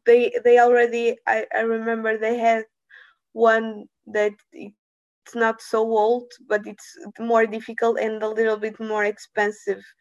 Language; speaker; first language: English; non-native, learner; Portuguese